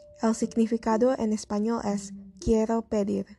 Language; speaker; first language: Spanish; non-native, learner; Indonesian